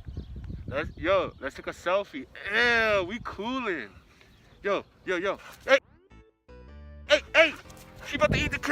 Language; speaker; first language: English; native; English